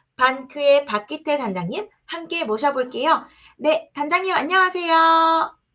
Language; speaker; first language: Korean; native; Korean